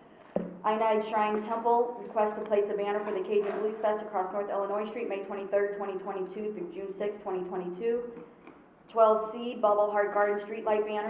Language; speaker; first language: English; native; English